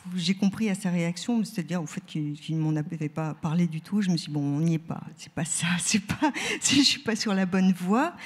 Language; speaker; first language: French; native; French